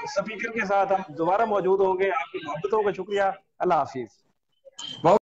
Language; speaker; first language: Urdu; non-native, local second language; Punjabi